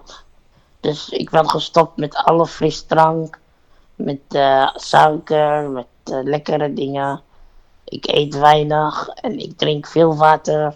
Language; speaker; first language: Dutch; non-native, learner; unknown